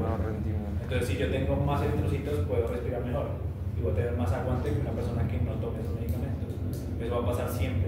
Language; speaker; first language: Spanish; native; Spanish